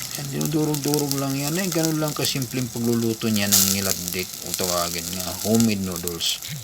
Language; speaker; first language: Filipino; native; Filipino